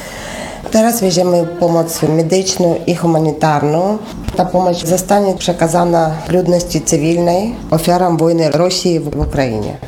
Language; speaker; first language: Polish; non-native, learner; Ukrainian